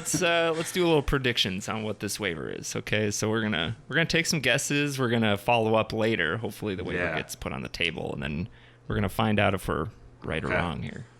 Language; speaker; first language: English; native; English